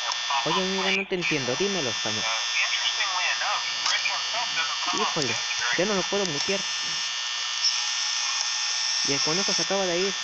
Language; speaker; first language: Spanish; native; Spanish